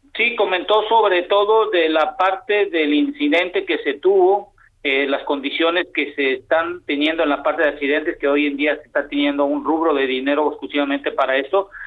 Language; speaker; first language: Spanish; native; Spanish